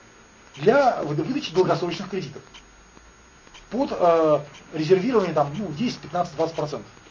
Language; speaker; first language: Russian; native; Russian